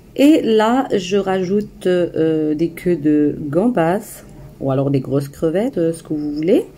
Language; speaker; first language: French; non-native, local second language; Arabic